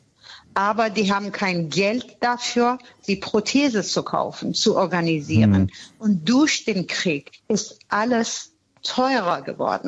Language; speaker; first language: German; non-native, fluent; Persian